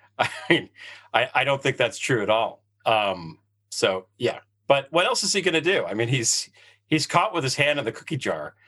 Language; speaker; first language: English; native; English